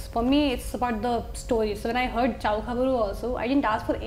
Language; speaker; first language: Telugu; non-native, local second language; Hindi